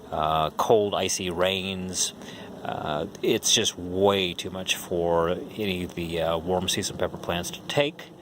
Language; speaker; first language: English; native; English